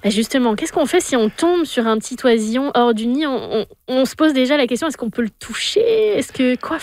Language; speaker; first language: French; native; French